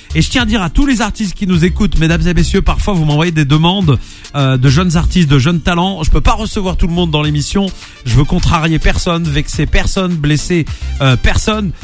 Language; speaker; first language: French; native; French